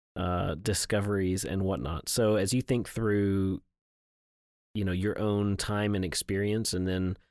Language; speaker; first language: English; native; English